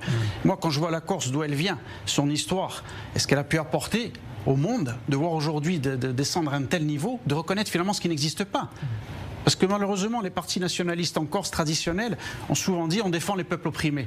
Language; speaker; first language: French; native; French